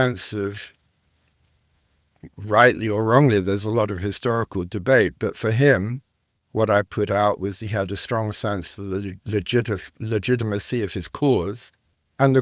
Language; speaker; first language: English; native; English